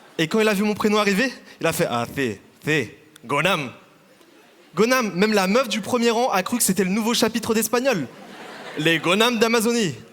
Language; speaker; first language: French; early bilingual, other home language; Vietnamese